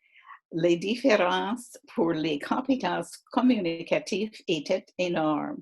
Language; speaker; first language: French; non-native, fluent; English